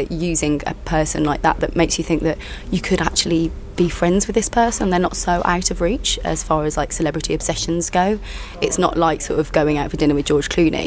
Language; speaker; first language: English; native; English